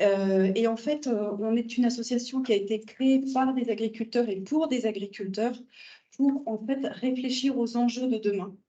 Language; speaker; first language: French; native; French